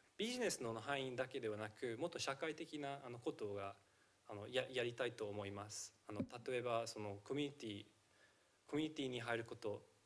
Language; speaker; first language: Japanese; non-native, fluent; English